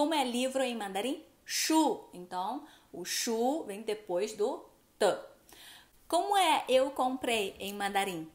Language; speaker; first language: Portuguese; non-native, fluent; Chinese